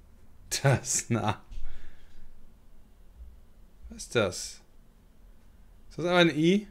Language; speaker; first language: German; native; German